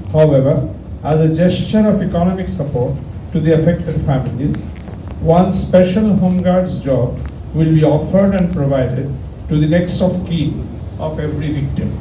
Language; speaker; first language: English; non-native, local second language; Bangla